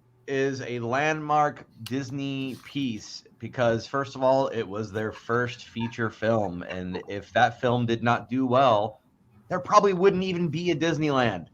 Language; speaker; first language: English; native; English